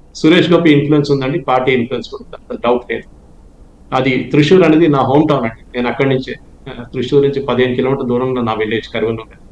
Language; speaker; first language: Telugu; non-native, local second language; Malayalam